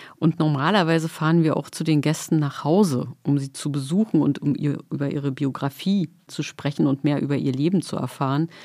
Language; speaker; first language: German; native; German